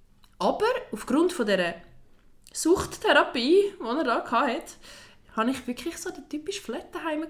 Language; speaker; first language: German; native; German